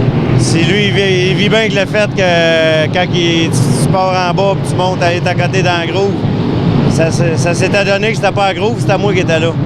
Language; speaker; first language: French; native; French